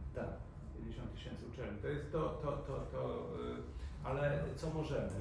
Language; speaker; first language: Polish; native; Polish